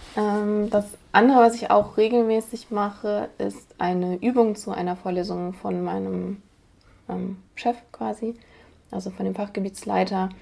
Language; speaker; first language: German; native; German